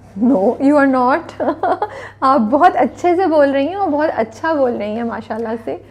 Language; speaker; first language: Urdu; native; Urdu